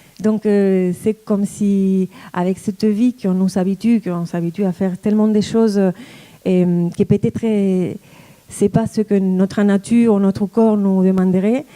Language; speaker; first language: French; non-native, fluent; Spanish